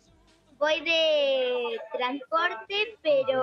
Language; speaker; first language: Spanish; early bilingual, heritage; Spanish